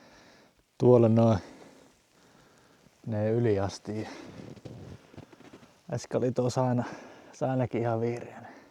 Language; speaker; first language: Finnish; native; Finnish